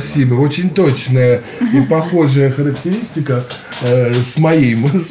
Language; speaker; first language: Russian; native; Russian